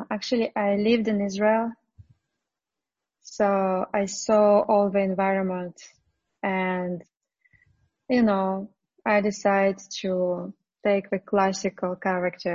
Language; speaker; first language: English; non-native, fluent; Russian